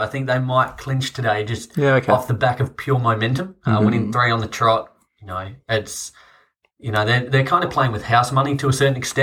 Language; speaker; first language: English; native; English